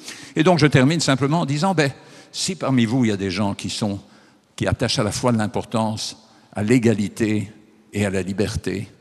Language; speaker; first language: French; native; French